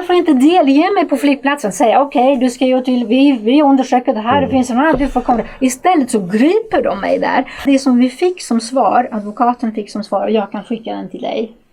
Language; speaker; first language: Swedish; non-native, fluent; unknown